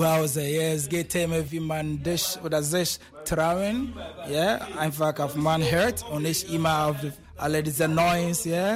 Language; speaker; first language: German; non-native, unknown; Akan